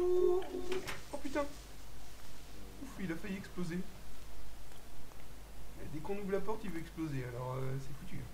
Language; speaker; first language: French; native; French